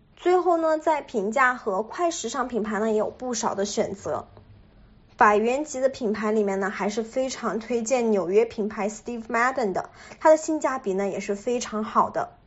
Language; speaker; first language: Chinese; native; Chinese